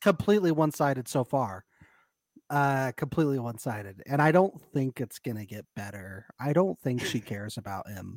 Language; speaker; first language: English; native; English